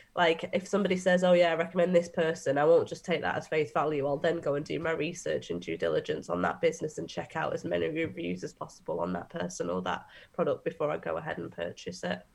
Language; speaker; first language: English; native; English